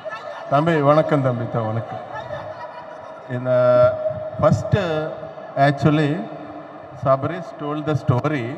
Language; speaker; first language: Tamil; non-native, learner; Telugu